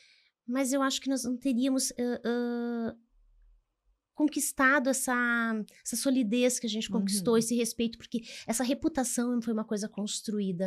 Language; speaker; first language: Portuguese; native; Portuguese